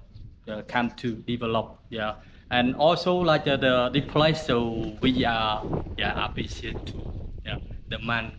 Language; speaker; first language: English; non-native, learner; Khmer